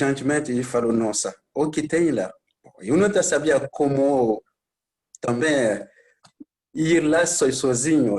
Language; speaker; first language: Portuguese; non-native, learner; Bambara